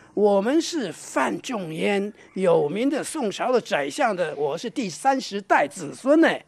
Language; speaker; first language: Chinese; non-native, local second language; Hakka Chinese